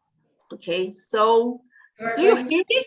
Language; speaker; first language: English; non-native, fluent; Portuguese